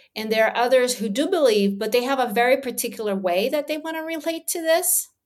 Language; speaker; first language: English; early bilingual, other home language; Portuguese